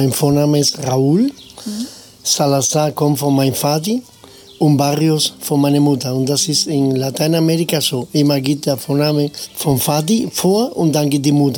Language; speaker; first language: German; non-native, fluent; Spanish